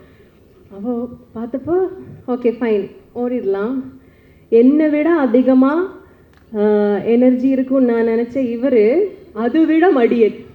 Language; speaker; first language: Tamil; non-native, learner; Malayalam